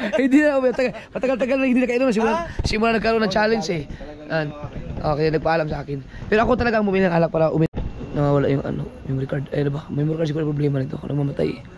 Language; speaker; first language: Filipino; non-native, local second language; Cebuano